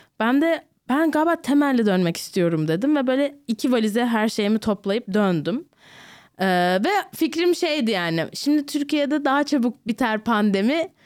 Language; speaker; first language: Turkish; early bilingual, heritage; Turkish